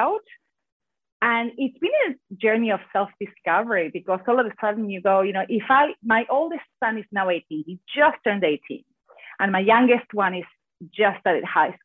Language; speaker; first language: English; non-native, fluent; Spanish